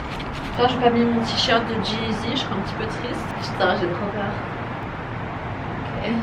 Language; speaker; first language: French; native; French